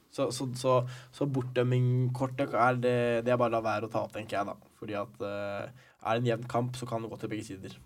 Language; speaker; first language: Norwegian; early bilingual, other home language; Arabic